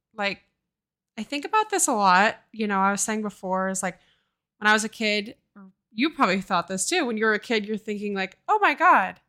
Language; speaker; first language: English; native; English